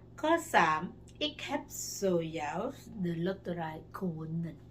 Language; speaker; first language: Dutch; non-native, fluent; Thai